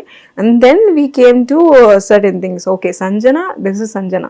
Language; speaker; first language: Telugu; non-native, learner; Tamil